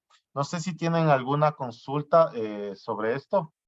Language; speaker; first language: Spanish; native; Spanish